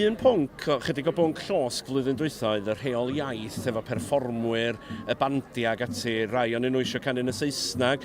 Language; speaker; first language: Welsh; native; Welsh